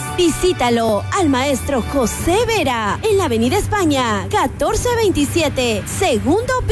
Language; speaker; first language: Spanish; native; Spanish